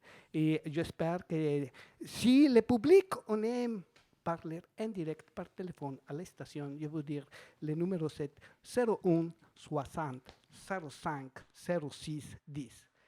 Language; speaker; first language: French; non-native, fluent; Spanish